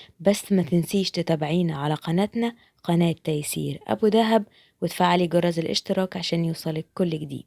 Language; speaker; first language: Arabic; native; Arabic